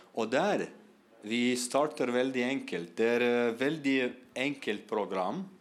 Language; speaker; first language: Norwegian; non-native, learner; Russian